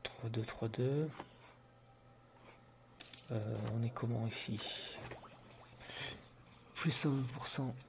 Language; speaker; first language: French; native; French